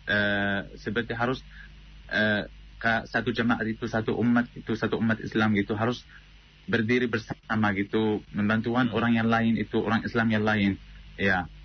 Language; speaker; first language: Indonesian; non-native, fluent; Arabic